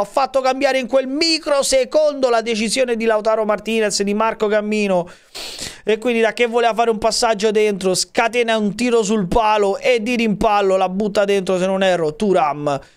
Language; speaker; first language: Italian; native; Italian